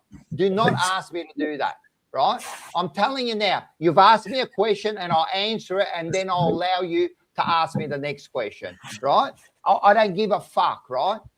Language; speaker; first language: English; native; English